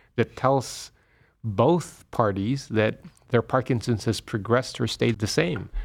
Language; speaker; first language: English; non-native, local second language; Filipino